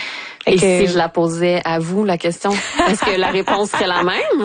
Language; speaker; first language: French; native; French